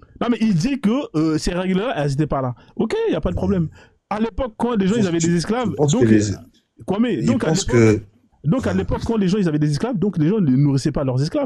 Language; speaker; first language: French; native; French